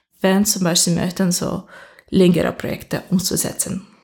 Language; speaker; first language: German; non-native, fluent; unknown